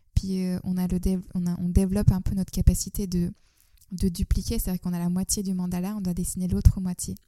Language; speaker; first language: French; non-native, fluent; Turkish